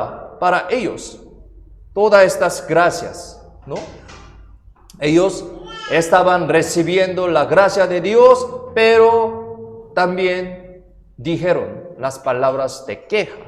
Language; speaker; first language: Spanish; non-native, fluent; Korean